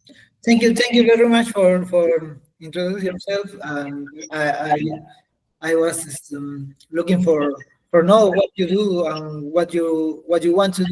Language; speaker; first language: English; non-native, learner; Spanish